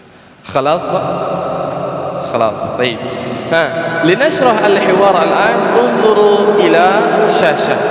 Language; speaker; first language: Arabic; non-native, fluent; Indonesian